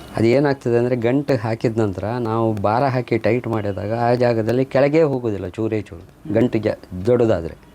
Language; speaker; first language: Kannada; native; Kannada